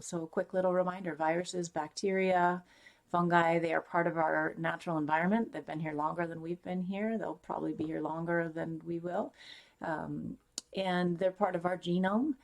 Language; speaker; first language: English; native; English